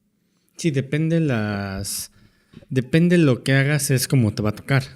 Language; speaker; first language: Spanish; native; Spanish